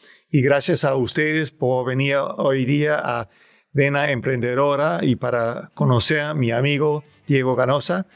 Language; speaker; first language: Spanish; non-native, fluent; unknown